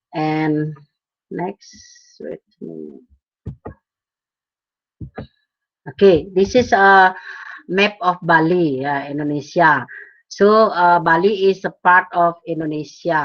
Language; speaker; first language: English; non-native, fluent; Indonesian